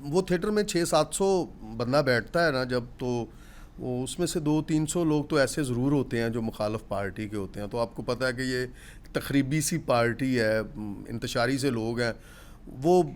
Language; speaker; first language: Urdu; non-native, local second language; Punjabi